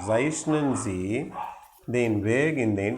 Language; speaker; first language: German; non-native, learner; Tamil